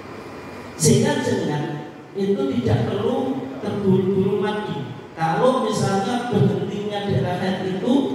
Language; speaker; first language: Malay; non-native, local second language; Javanese